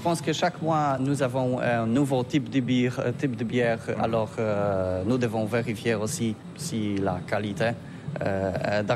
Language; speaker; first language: French; non-native, learner; Polish